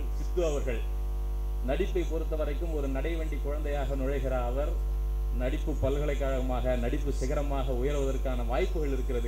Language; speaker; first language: Tamil; native; Tamil